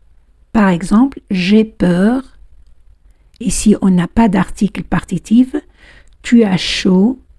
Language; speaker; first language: French; non-native, fluent; Spanish